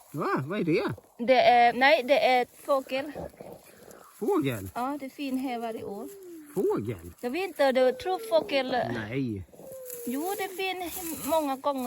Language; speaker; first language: Swedish; non-native, learner; Thai